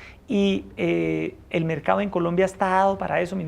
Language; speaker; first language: Spanish; native; Spanish